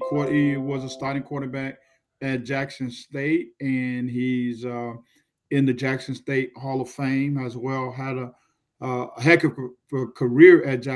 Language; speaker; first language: English; native; English